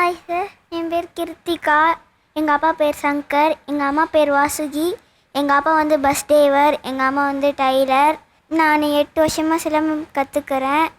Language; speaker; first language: Tamil; native; Tamil